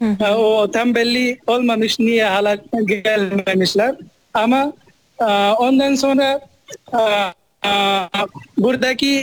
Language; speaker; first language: Turkish; non-native, fluent; Nepali